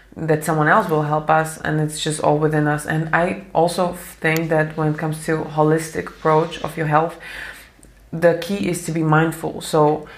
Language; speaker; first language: English; non-native, fluent; Slovak